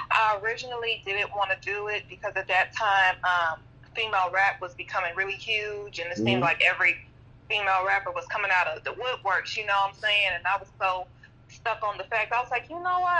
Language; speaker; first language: English; native; English